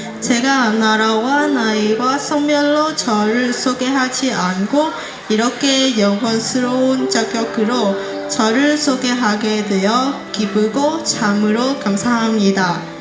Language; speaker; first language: Korean; non-native, fluent; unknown